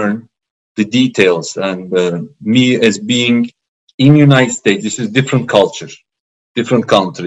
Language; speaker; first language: English; non-native, fluent; Turkish